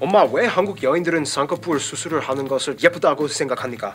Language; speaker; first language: Korean; early bilingual, other home language; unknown